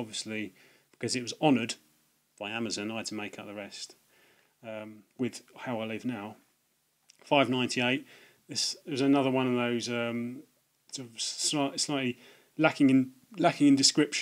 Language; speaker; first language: English; native; English